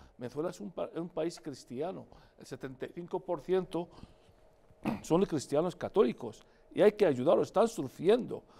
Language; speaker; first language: Spanish; non-native, fluent; Arabic